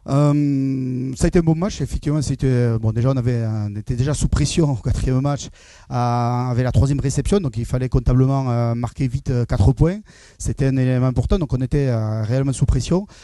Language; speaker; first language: French; native; French